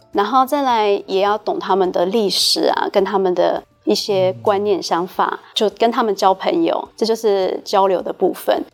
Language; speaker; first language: Chinese; early bilingual, heritage; Chinese